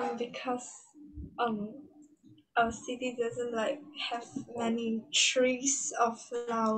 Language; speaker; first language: English; non-native, learner; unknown